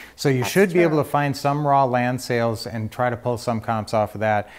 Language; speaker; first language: English; native; English